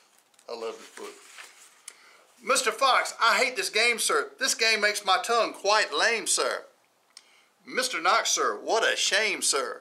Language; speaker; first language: English; native; English